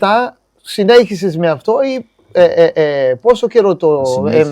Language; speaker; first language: Greek; non-native, fluent; Portuguese